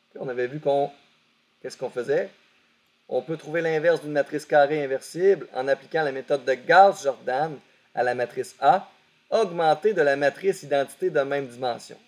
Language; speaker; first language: French; native; French